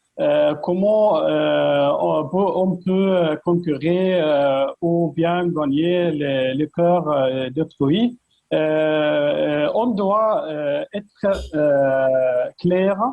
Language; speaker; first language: French; non-native, fluent; Arabic